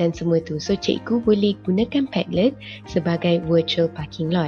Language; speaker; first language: Malay; native; Malay